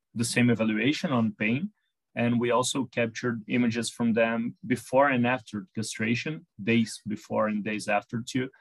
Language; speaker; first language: English; non-native, fluent; Portuguese